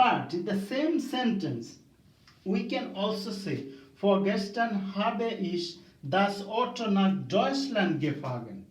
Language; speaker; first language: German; non-native, fluent; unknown